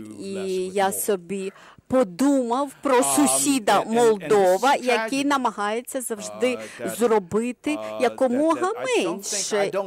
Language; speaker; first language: Ukrainian; non-native, fluent; English